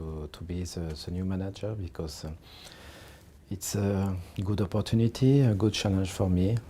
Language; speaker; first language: English; non-native, learner; French